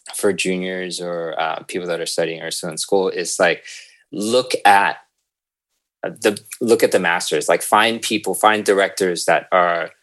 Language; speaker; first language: English; native; English